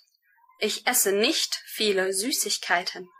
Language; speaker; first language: German; non-native, learner; English